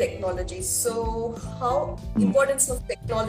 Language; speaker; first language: English; non-native, local second language; Telugu